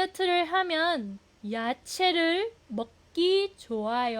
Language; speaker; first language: Korean; non-native, fluent; Filipino